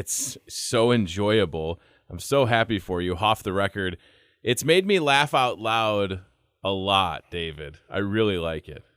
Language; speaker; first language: English; native; English